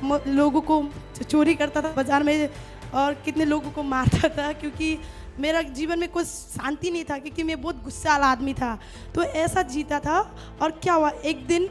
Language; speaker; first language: Hindi; non-native, local second language; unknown